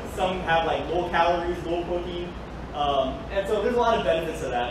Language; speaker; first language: English; native; English